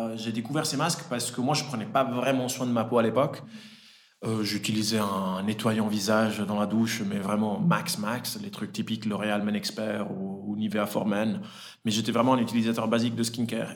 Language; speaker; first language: French; early bilingual, other home language; Italian